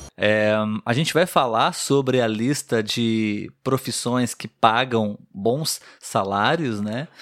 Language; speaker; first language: Portuguese; non-native, learner; Spanish